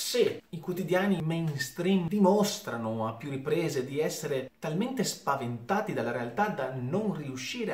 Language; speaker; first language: Italian; native; Italian